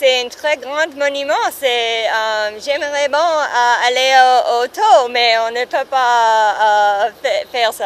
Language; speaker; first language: French; non-native, learner; English